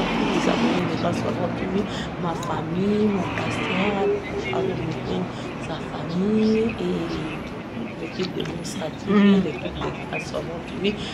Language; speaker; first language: French; non-native, local second language; Lingala